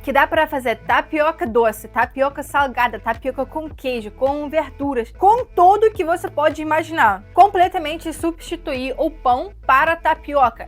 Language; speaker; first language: Portuguese; non-native, fluent; Russian